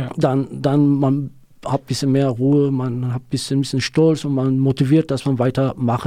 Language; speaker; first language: German; non-native, learner; Kurdish